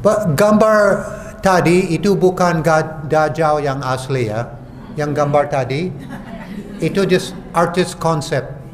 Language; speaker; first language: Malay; non-native, fluent; English